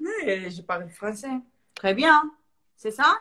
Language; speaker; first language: French; non-native, learner; Portuguese